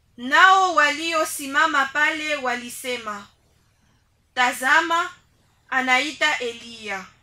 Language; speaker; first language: Swahili; native; Swahili